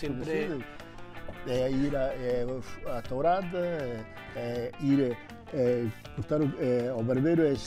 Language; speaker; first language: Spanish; non-native, learner; Portuguese